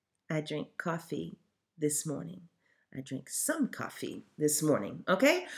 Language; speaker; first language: English; native; English